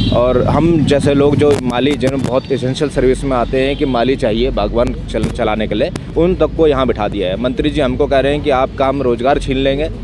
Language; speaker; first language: Hindi; native; Hindi